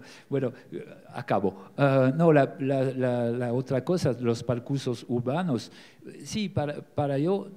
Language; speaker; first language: Spanish; non-native, learner; French